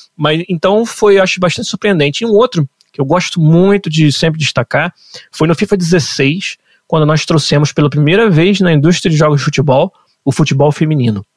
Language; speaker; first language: Portuguese; native; Portuguese